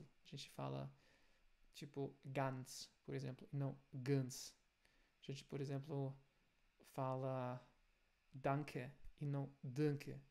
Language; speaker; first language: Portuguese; non-native, fluent; German